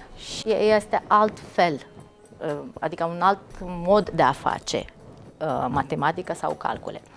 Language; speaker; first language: Romanian; non-native, fluent; Mongolian